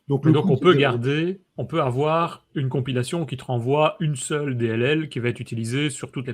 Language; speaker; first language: French; native; French